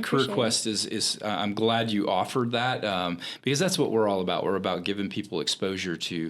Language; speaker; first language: English; native; English